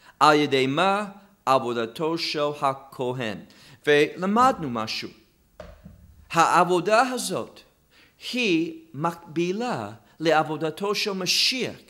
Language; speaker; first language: Hebrew; non-native, fluent; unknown